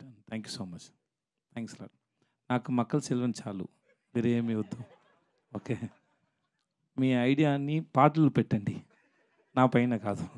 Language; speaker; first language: Telugu; non-native, learner; Tamil